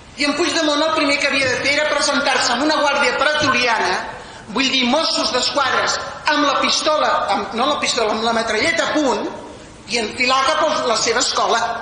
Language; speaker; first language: Catalan; non-native, local second language; Spanish